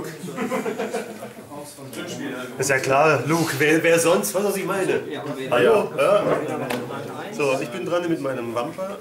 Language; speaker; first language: German; native; German